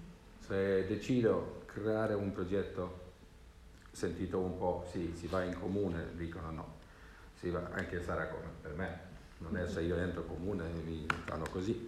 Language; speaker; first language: Italian; non-native, learner; Swedish